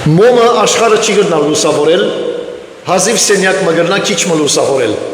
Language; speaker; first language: Armenian; early bilingual, heritage; Armenian